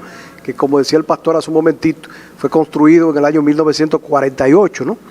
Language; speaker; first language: Spanish; native; Spanish